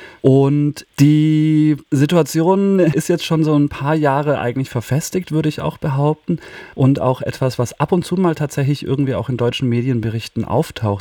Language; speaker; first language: German; native; German